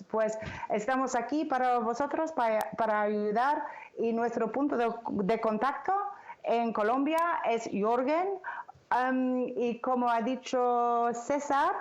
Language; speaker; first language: Spanish; non-native, fluent; English